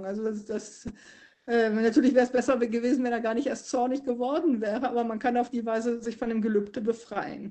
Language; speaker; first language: German; native; German